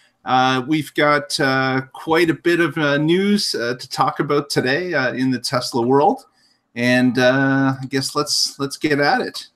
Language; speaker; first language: English; native; English